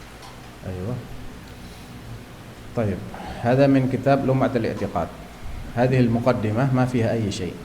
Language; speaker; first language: Arabic; non-native, fluent; Indonesian